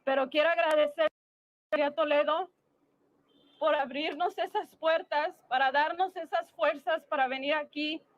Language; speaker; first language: Spanish; early bilingual, other home language; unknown